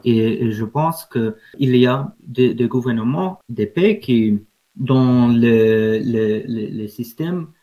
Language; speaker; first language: French; non-native, learner; English